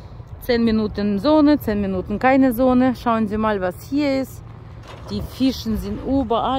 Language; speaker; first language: German; non-native, learner; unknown